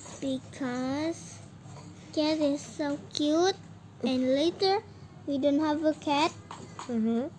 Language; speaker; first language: English; early bilingual, other home language; Indonesian